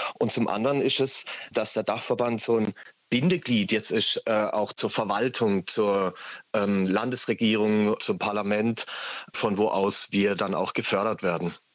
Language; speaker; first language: German; native; German